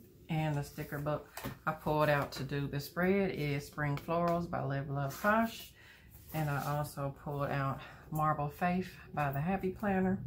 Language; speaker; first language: English; native; English